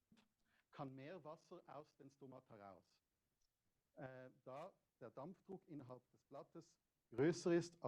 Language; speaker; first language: German; native; German